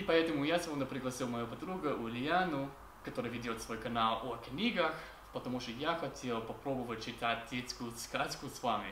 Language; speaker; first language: Russian; non-native, learner; English